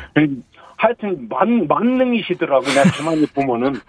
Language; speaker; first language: Korean; native; Korean